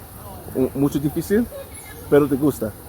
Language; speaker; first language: Spanish; non-native, learner; English